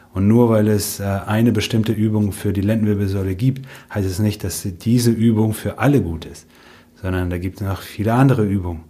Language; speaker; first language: German; early bilingual, other home language; Russian